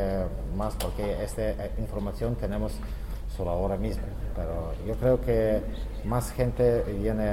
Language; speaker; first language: Spanish; non-native, learner; Ukrainian